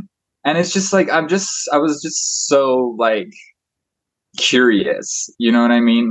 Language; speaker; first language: English; native; English